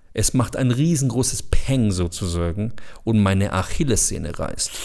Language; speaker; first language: German; early bilingual, other home language; Bosnian